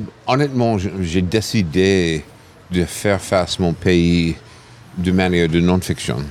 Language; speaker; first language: French; non-native, fluent; English